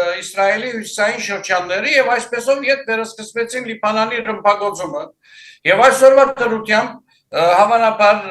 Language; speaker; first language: Armenian; early bilingual, heritage; Armenian